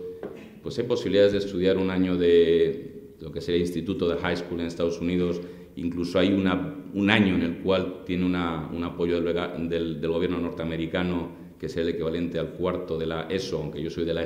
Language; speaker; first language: Spanish; native; Spanish